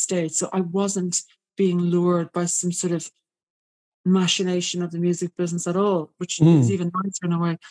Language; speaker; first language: English; native; English